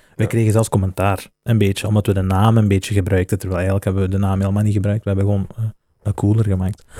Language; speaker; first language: Dutch; native; Dutch